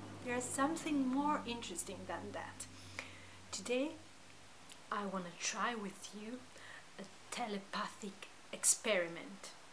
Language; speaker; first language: English; non-native, fluent; Italian